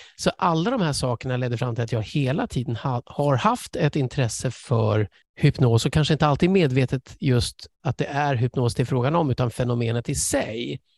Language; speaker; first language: Swedish; early bilingual, other home language; English